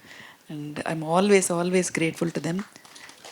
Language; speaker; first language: Telugu; non-native, fluent; Tamil